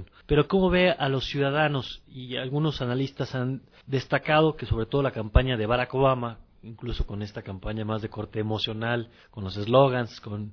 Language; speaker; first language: Spanish; native; Spanish